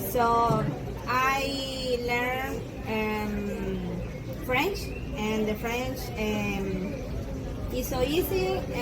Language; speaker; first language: English; non-native, learner; Spanish